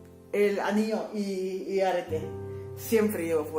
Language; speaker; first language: Spanish; non-native, fluent; Papiamento